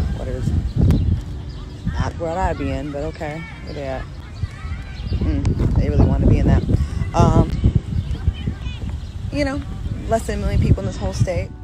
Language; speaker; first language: English; native; English